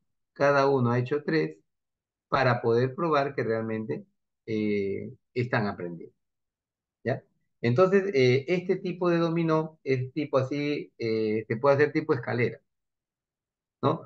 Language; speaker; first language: Spanish; native; Spanish